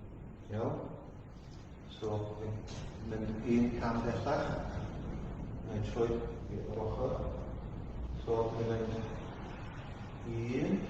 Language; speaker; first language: Welsh; non-native, fluent; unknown